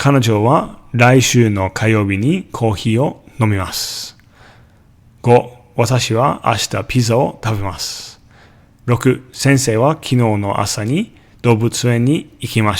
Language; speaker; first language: Japanese; non-native, fluent; English